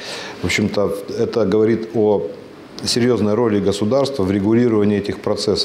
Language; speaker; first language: Russian; native; Russian